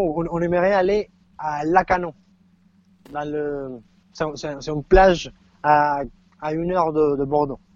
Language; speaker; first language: French; non-native, fluent; Spanish